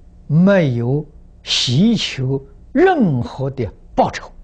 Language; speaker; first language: Chinese; native; Chinese